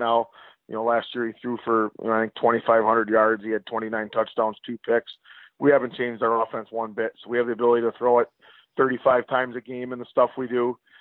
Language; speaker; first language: English; native; English